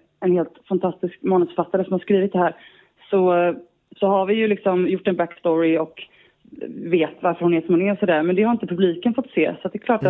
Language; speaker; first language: Swedish; native; Swedish